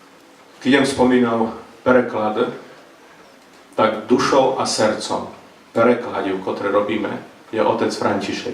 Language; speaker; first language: Slovak; non-native, local second language; Rusyn